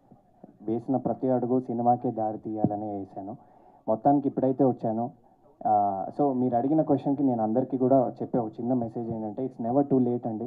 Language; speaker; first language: Telugu; native; Telugu